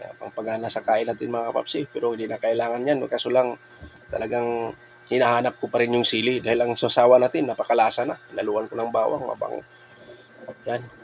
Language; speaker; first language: Filipino; non-native, local second language; Cebuano